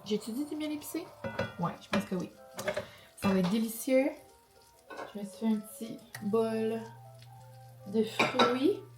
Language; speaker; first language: French; native; French